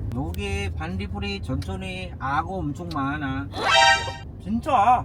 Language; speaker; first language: Korean; non-native, learner; Malay